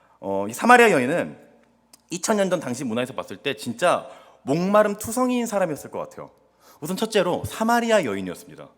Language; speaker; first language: Korean; native; Korean